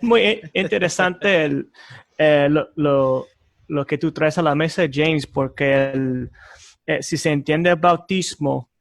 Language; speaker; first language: Spanish; non-native, fluent; English